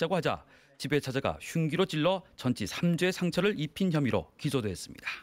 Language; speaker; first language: Korean; native; Korean